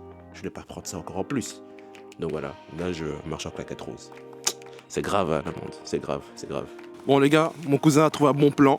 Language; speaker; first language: French; native; French